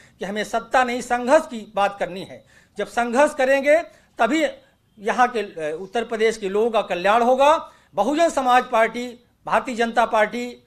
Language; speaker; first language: Hindi; native; Hindi